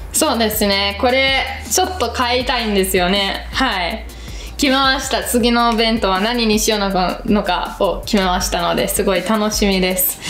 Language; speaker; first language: Japanese; non-native, fluent; Italian